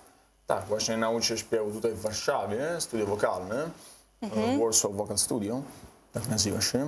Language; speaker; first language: Polish; non-native, learner; Italian